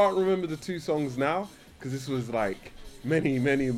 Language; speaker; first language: English; native; English